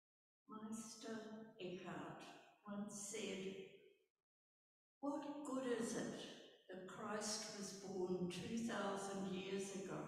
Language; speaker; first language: English; native; English